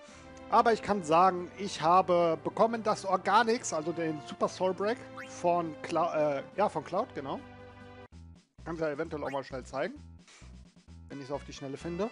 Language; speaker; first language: German; native; German